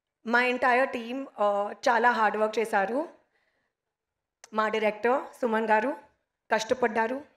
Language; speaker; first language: Telugu; non-native, local second language; Hindi